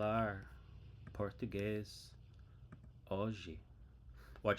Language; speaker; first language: Portuguese; non-native, fluent; English